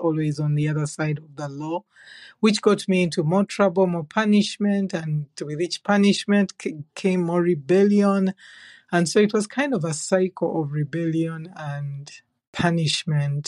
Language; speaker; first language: English; non-native, local second language; Ganda